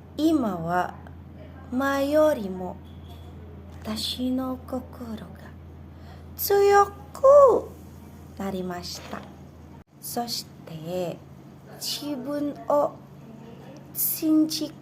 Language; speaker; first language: Japanese; non-native, learner; Indonesian